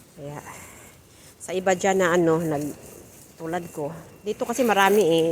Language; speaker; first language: Filipino; non-native, local second language; Cebuano